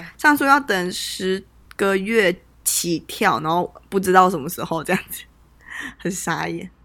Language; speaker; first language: Chinese; native; Chinese